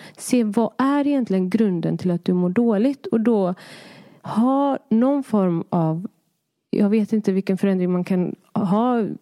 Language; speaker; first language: Swedish; early bilingual, other home language; Persian